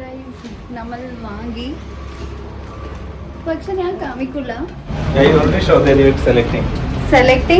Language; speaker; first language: Malayalam; early bilingual, heritage; Malayalam